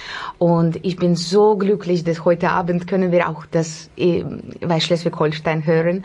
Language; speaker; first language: German; non-native, fluent; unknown